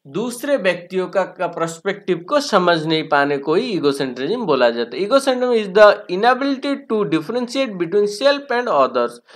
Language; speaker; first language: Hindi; non-native, local second language; Bangla